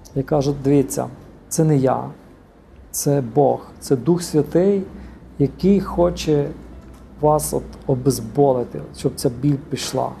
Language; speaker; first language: Ukrainian; native; Ukrainian